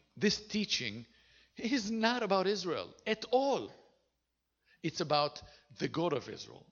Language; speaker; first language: English; non-native, fluent; Hebrew